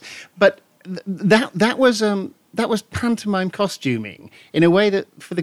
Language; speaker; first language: English; native; English